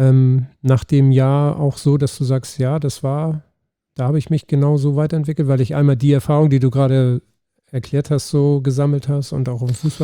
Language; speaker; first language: German; native; German